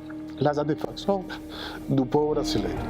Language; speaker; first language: Portuguese; non-native, fluent; Spanish